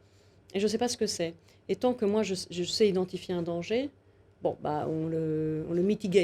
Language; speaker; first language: French; native; French